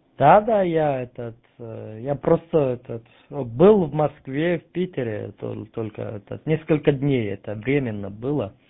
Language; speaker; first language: Russian; non-native, fluent; Turkish